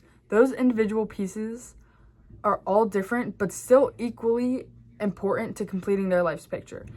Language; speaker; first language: English; native; English